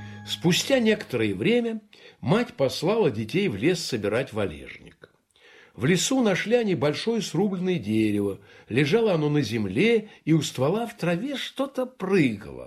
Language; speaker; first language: Russian; native; Russian